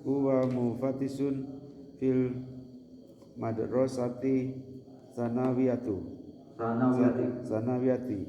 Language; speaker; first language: Arabic; non-native, learner; Indonesian